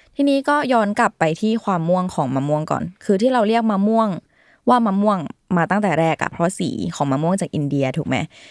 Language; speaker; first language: Thai; native; Thai